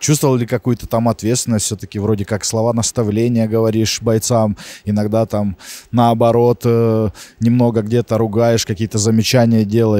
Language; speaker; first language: Russian; native; Russian